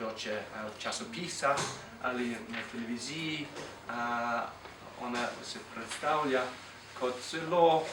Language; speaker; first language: Slovenian; non-native, fluent; English